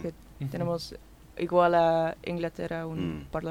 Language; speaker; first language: Spanish; non-native, learner; Dutch